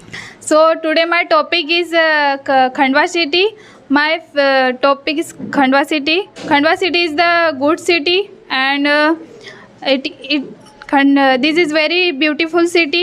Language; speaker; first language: English; non-native, learner; Hindi